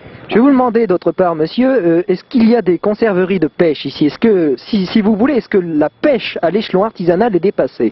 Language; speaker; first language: French; native; French